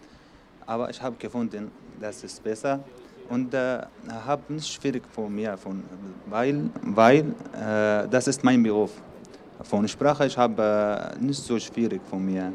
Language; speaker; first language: German; non-native, learner; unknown